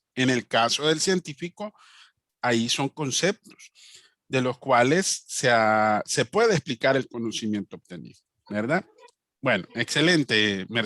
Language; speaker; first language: Spanish; native; Spanish